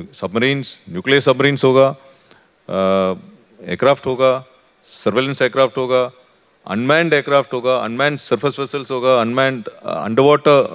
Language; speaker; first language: Hindi; native; Hindi